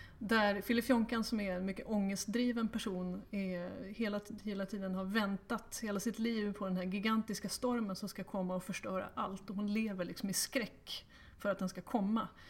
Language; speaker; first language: Swedish; native; Swedish